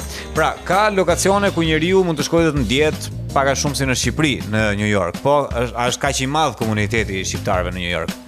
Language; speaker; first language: Albanian; native; Albanian